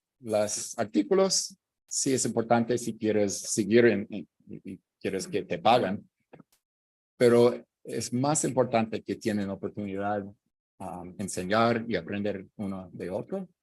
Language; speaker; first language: Spanish; non-native, fluent; English